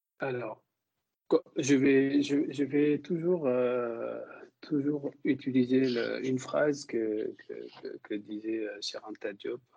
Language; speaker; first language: French; non-native, local second language; Wolof